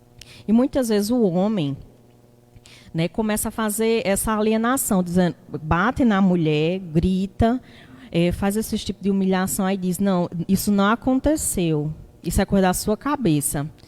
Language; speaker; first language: Portuguese; native; Portuguese